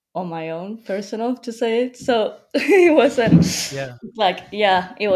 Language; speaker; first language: English; non-native, fluent; Spanish